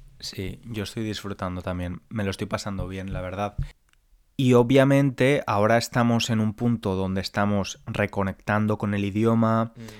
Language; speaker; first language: Spanish; native; Spanish